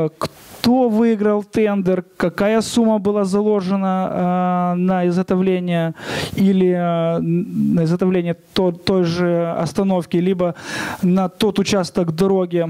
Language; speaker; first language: Russian; non-native, local second language; Ukrainian